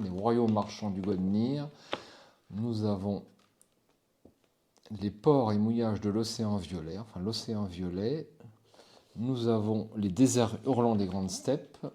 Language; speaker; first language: French; native; French